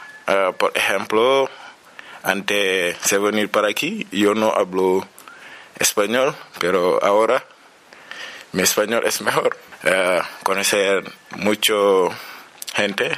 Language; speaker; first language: Spanish; non-native, learner; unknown